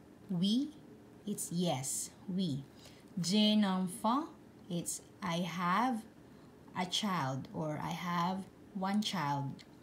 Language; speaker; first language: English; non-native, local second language; Filipino